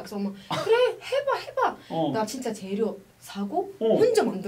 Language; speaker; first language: Korean; non-native, fluent; Arabic